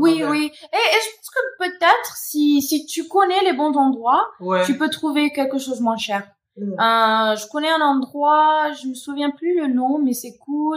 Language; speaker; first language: French; non-native, fluent; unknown